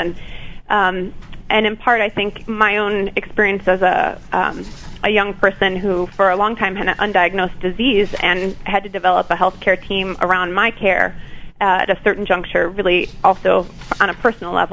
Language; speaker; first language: English; native; English